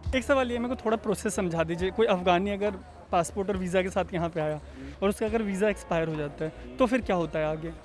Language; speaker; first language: Hindi; native; Hindi